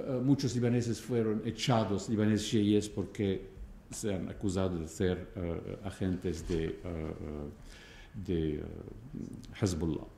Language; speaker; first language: Spanish; non-native, fluent; Arabic